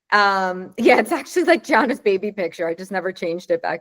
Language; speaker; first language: English; native; English